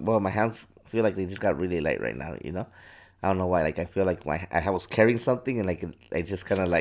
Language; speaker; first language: English; early bilingual, other home language; Spanish